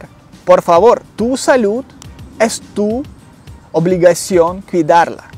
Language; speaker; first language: Spanish; non-native, learner; Ukrainian